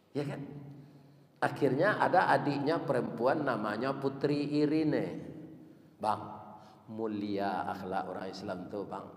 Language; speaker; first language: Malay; non-native, local second language; Minangkabau